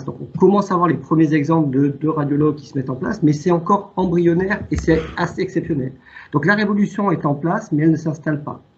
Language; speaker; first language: French; native; French